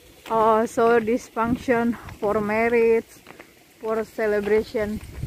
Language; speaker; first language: English; non-native, learner; Indonesian